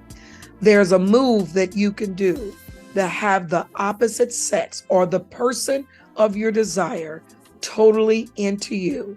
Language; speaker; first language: English; native; English